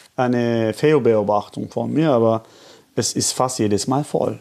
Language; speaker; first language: German; non-native, fluent; Turkish